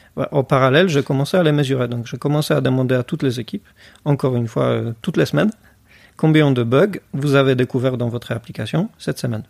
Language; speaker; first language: French; non-native, fluent; Polish